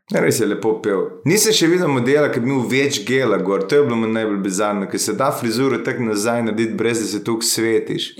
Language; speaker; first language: Slovenian; native; Slovenian